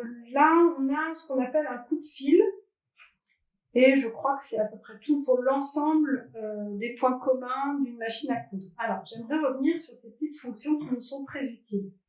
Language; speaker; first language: French; native; French